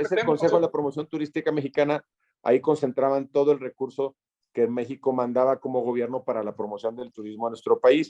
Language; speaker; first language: Spanish; native; Spanish